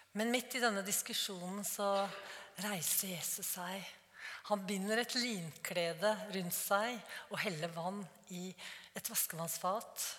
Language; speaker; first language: Norwegian; native; Norwegian